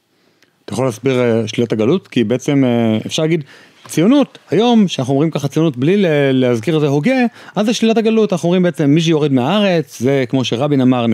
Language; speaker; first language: Hebrew; native; Hebrew